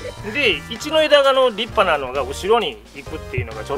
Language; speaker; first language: Japanese; native; Japanese